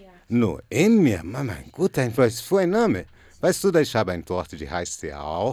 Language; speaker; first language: German; non-native, learner; Portuguese